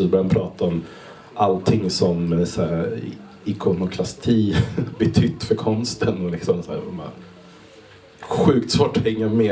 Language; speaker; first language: Swedish; native; Swedish